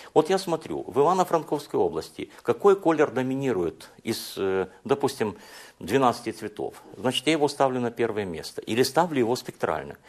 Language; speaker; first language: Russian; non-native, local second language; Hungarian